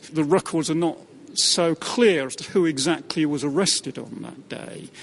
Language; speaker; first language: English; native; English